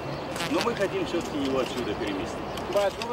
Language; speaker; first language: Russian; native; Russian